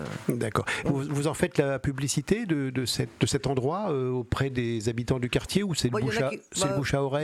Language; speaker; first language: French; native; French